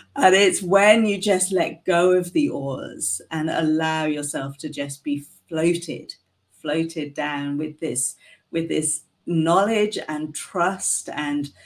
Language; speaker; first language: English; native; English